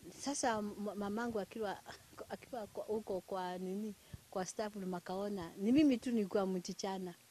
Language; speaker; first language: Swahili; non-native, local second language; Kikuyu